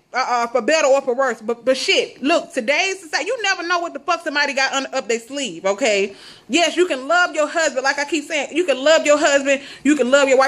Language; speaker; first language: English; native; English